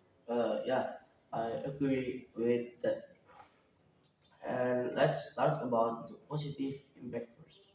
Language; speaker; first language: English; non-native, learner; Indonesian